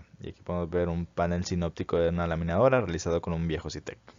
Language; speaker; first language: Spanish; native; Spanish